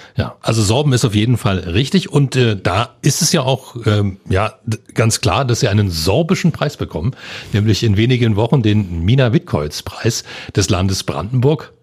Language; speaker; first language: German; native; German